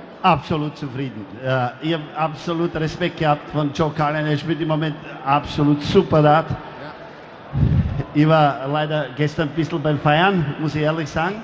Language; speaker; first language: German; non-native, fluent; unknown